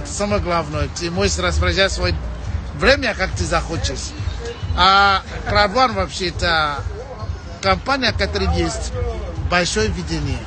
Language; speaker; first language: Russian; non-native, fluent; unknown